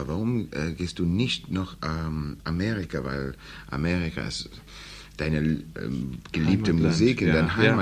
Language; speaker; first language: German; non-native, learner; English